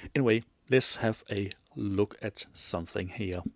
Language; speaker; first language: English; non-native, fluent; Danish